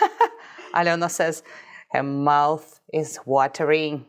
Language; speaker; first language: English; non-native, fluent; Russian